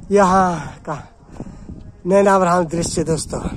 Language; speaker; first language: Hindi; native; Hindi